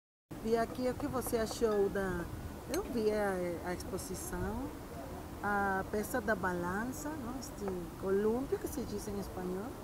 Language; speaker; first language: Portuguese; non-native, fluent; Spanish